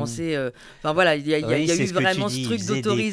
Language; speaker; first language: French; native; French